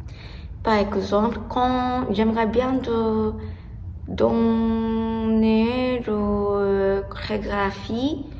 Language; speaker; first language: French; non-native, learner; Japanese